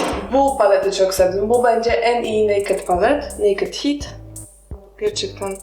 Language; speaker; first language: Turkish; non-native, learner; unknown